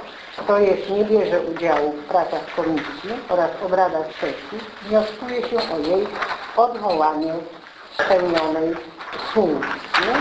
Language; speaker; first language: Polish; native; Polish